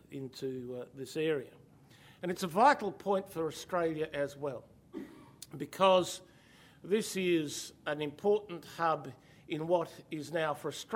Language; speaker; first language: English; native; English